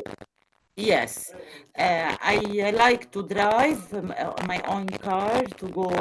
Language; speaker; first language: English; non-native, learner; Arabic